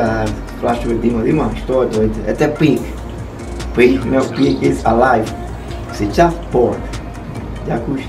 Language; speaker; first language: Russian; non-native, learner; Spanish